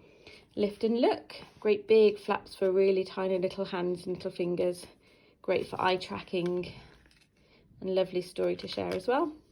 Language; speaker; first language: English; native; English